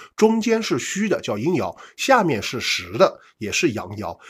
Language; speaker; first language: Chinese; native; Chinese